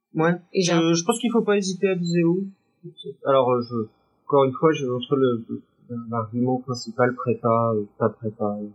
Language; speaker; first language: French; native; French